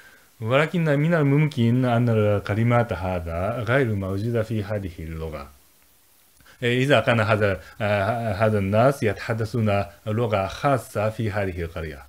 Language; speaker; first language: Arabic; non-native, fluent; Japanese